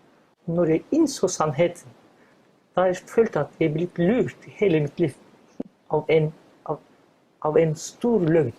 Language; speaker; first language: Norwegian; non-native, fluent; Turkish